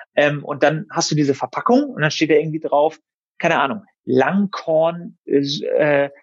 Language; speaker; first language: German; native; German